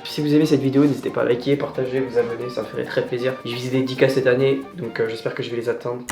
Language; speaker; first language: French; native; French